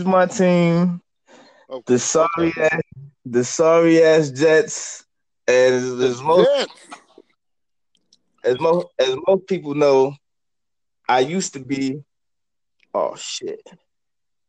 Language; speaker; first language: English; native; English